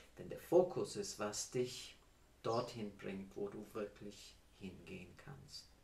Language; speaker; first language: German; non-native, fluent; English